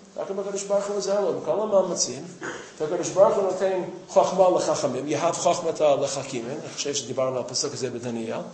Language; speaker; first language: Hebrew; non-native, fluent; English